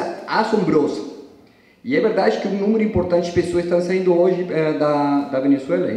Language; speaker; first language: Portuguese; non-native, fluent; Spanish